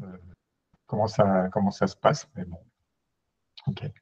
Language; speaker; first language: French; native; French